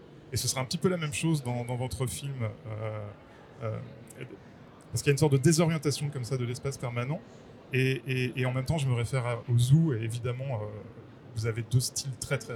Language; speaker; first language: French; native; French